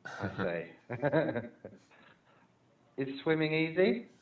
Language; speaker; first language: English; non-native, fluent; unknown